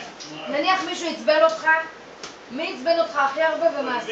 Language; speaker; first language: Hebrew; native; Hebrew